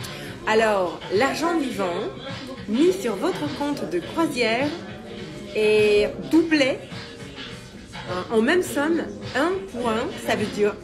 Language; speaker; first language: French; non-native, fluent; Russian